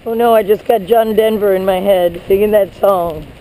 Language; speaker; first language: English; early bilingual, other home language; Spanish